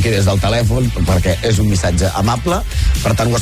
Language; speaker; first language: Catalan; native; Catalan